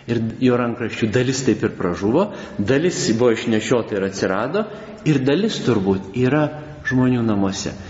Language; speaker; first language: Lithuanian; native; Lithuanian